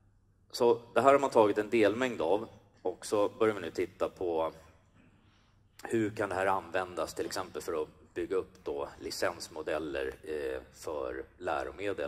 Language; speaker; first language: Swedish; native; Swedish